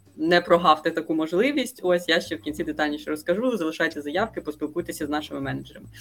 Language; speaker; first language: Ukrainian; native; Ukrainian